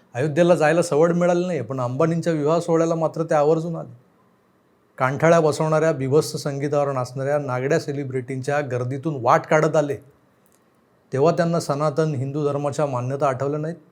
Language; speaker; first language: Marathi; native; Marathi